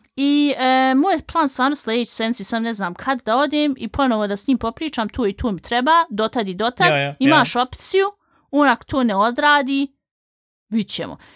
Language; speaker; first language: Bosnian; early bilingual, heritage; Bosnian